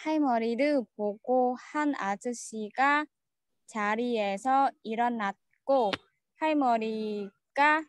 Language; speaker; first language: Korean; non-native, learner; Vietnamese